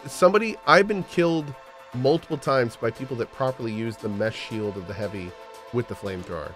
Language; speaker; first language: English; native; English